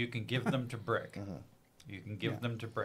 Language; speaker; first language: English; native; English